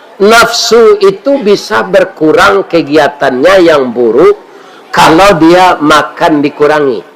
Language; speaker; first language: Malay; non-native, local second language; Minangkabau